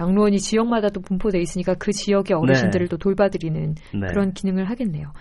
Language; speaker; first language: Korean; native; Korean